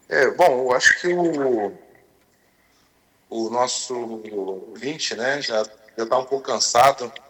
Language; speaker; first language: Portuguese; native; Portuguese